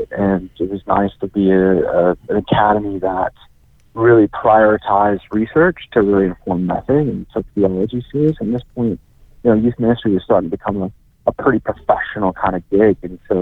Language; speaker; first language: English; native; English